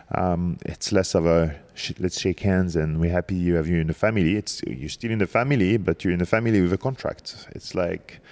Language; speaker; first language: English; non-native, fluent; French